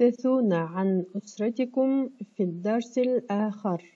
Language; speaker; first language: Arabic; non-native, fluent; Kyrgyz